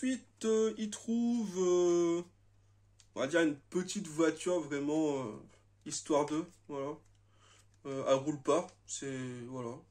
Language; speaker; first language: French; native; French